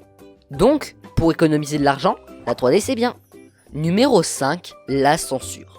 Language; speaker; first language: French; native; French